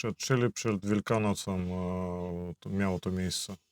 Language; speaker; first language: Polish; non-native, fluent; Belarusian